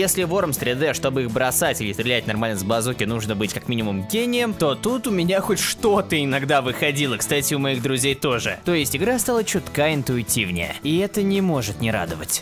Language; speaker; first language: Russian; native; Russian